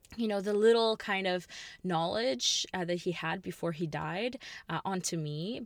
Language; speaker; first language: English; early bilingual, other home language; Russian